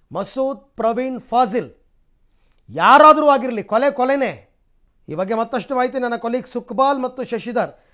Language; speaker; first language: Kannada; native; Kannada